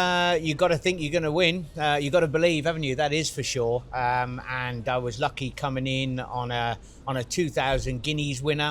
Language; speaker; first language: English; native; English